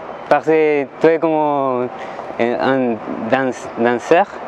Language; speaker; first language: French; non-native, learner; Spanish